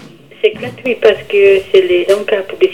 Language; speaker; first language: French; non-native, fluent; English